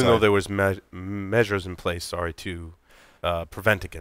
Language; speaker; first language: English; native; English